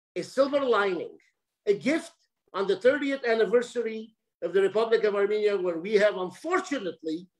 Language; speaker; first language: English; early bilingual, other home language; Armenian